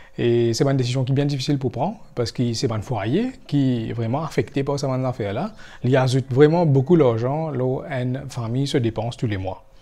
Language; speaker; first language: French; non-native, local second language; Morisyen